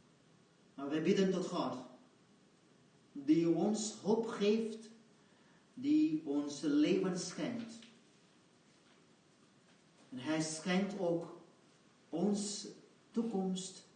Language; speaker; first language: Dutch; non-native, fluent; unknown